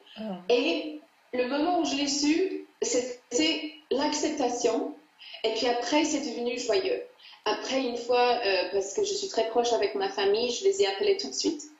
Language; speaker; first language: French; non-native, fluent; English